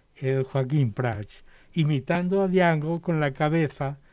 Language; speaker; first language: Spanish; native; Spanish